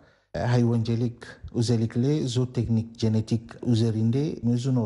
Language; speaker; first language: Turkish; non-native, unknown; Arabic